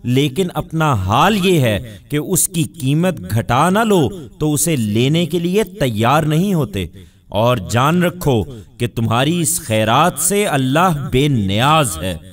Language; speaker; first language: Urdu; non-native, local second language; Punjabi